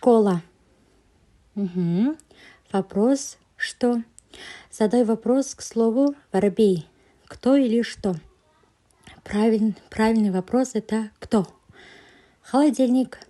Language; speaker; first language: Russian; non-native, local second language; Kazakh